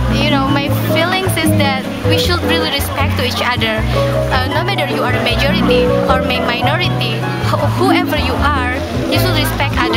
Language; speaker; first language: English; non-native, local second language; Indonesian